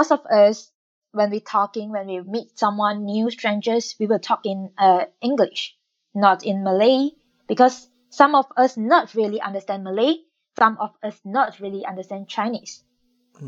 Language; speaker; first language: English; non-native, local second language; Chinese